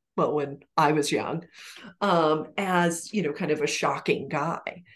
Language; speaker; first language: English; native; English